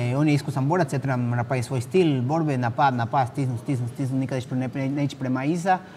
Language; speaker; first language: Bosnian; non-native, fluent; Spanish